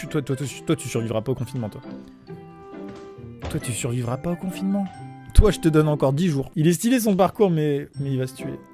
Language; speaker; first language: French; native; French